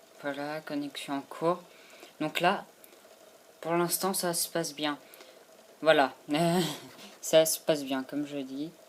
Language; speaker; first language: French; native; French